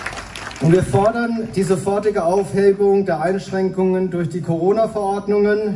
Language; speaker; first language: German; native; German